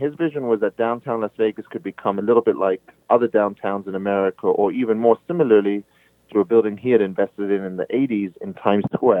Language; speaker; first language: English; native; English